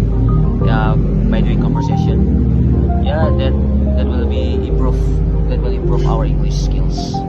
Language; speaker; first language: English; non-native, learner; Indonesian